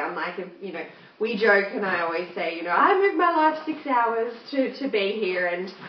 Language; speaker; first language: English; native; English